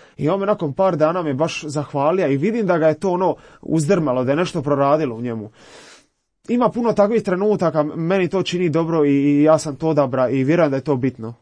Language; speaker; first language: Croatian; native; Croatian